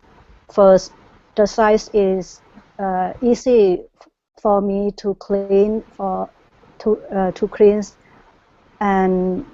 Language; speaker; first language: English; non-native, learner; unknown